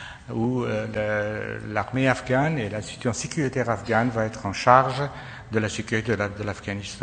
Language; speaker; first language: French; non-native, fluent; Persian